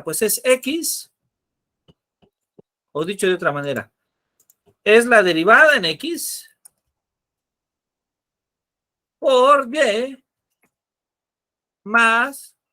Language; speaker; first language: Spanish; native; Spanish